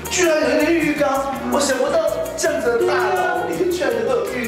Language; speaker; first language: Chinese; native; Chinese